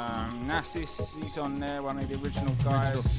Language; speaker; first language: English; native; English